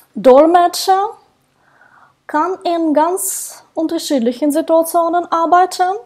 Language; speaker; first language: German; non-native, fluent; Russian